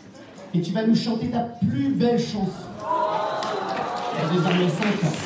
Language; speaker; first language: French; native; French